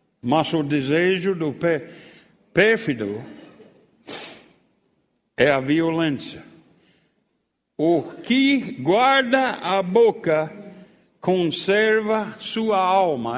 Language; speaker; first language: Portuguese; non-native, fluent; English